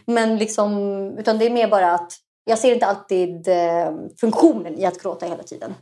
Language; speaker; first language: Swedish; early bilingual, other home language; Arabic